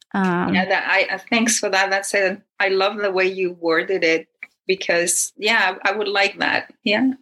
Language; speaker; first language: English; non-native, fluent; Spanish